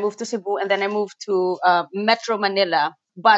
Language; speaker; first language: English; non-native, local second language; Cebuano